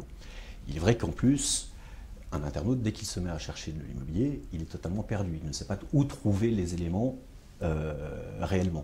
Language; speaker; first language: French; native; French